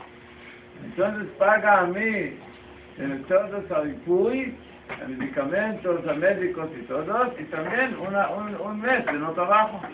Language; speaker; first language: Portuguese; non-native, learner; Spanish